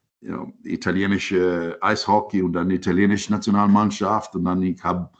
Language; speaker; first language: German; non-native, learner; English